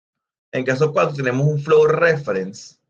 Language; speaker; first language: Spanish; native; Spanish